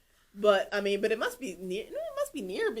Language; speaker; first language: English; native; English